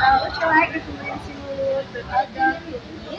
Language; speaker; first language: English; non-native, learner; Indonesian